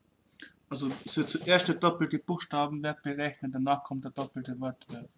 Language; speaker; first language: German; native; German